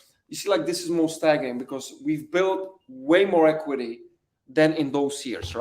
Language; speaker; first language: English; native; English